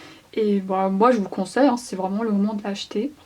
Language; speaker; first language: French; native; French